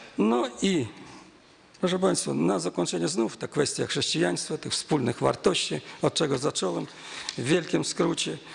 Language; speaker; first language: Polish; non-native, fluent; Russian